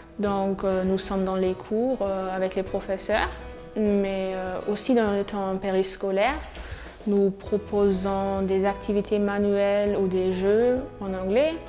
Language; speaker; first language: French; non-native, fluent; German